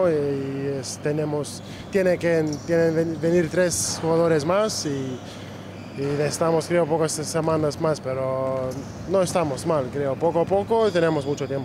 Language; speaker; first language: Spanish; non-native, learner; Lithuanian